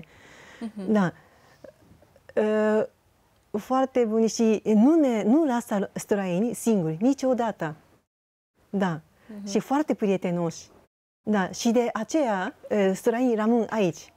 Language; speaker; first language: Romanian; non-native, fluent; Japanese